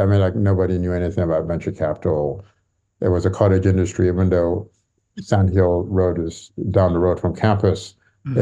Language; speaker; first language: English; non-native, local second language; Yoruba